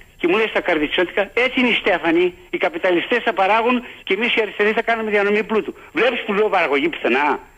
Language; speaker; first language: Greek; native; Greek